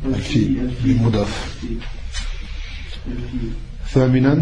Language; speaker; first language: Arabic; non-native, fluent; French